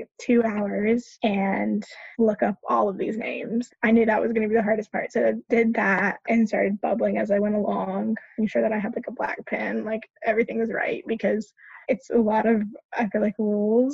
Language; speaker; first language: English; native; English